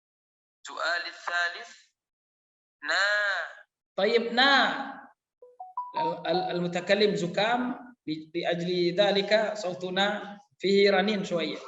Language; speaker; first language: Arabic; non-native, fluent; Indonesian